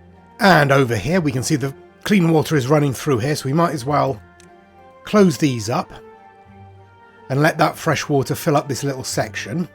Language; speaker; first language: English; native; English